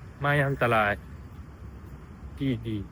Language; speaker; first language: Thai; non-native, learner; Japanese